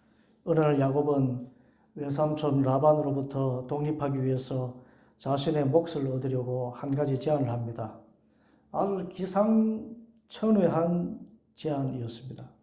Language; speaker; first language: Korean; native; Korean